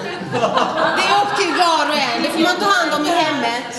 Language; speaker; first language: Swedish; early bilingual, other home language; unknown